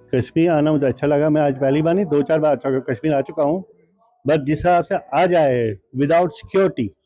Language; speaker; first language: Hindi; non-native, local second language; Kashmiri